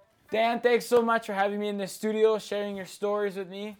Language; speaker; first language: English; native; English